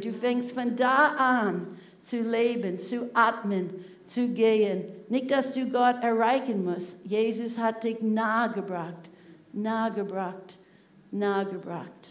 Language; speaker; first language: German; non-native, fluent; English